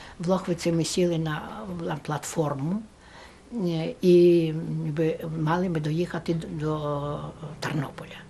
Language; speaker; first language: Ukrainian; native; Ukrainian